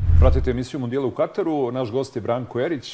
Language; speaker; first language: Serbian; native; Serbian